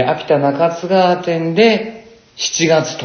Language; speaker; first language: Japanese; native; Japanese